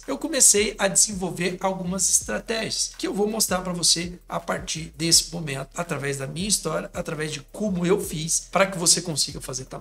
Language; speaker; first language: Portuguese; native; Portuguese